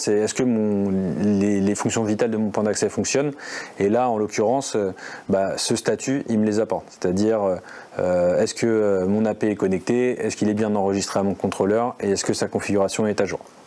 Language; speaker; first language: French; native; French